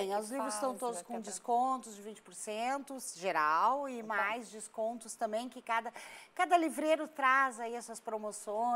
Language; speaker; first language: Portuguese; native; Portuguese